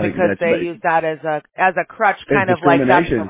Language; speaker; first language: English; native; English